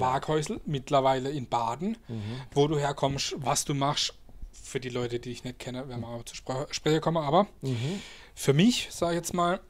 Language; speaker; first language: German; native; German